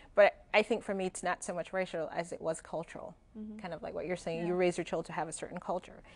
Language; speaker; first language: English; non-native, fluent; Spanish